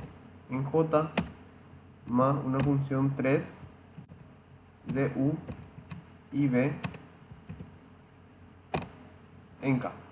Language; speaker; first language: Spanish; native; Spanish